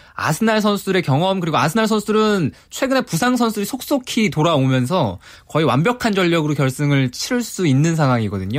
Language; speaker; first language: Korean; native; Korean